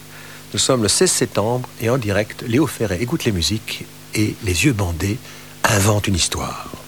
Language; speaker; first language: French; native; French